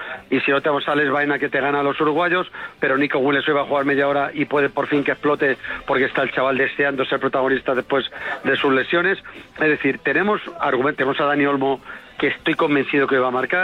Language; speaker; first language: Spanish; native; Spanish